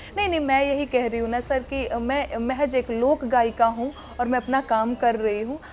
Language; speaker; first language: Hindi; non-native, local second language; Bhojpuri